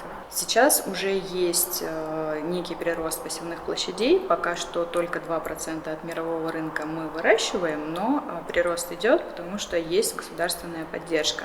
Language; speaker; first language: Russian; native; Russian